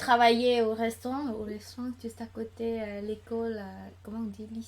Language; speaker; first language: French; non-native, learner; Khmer